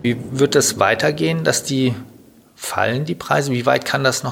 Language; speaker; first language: German; native; German